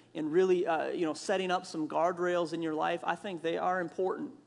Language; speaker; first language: English; native; English